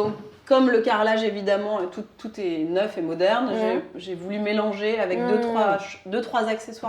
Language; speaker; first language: French; native; French